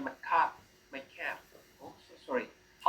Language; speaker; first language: English; non-native, learner; Vietnamese